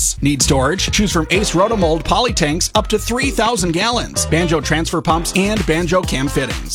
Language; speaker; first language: English; native; English